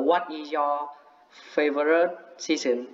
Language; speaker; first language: English; non-native, learner; Vietnamese